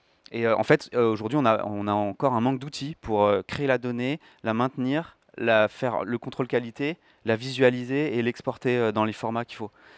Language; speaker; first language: French; native; French